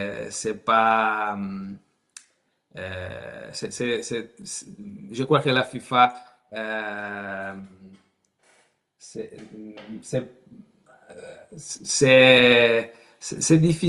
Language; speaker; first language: French; non-native, learner; Italian